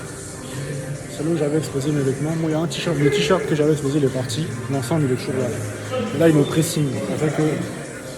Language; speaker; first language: French; native; French